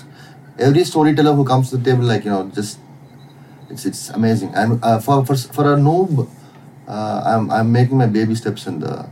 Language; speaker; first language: English; non-native, local second language; Tamil